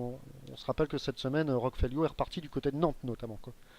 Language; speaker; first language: French; native; French